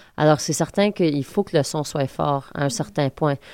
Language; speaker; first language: French; native; French